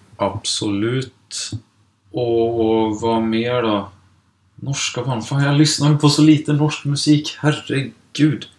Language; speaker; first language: Swedish; native; Swedish